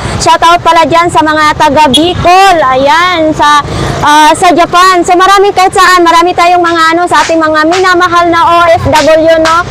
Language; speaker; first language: Filipino; non-native, local second language; Cebuano